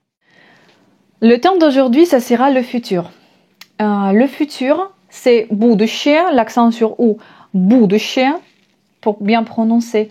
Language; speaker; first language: French; non-native, fluent; Russian